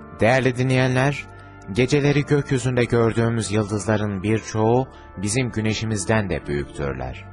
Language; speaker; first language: Turkish; native; Turkish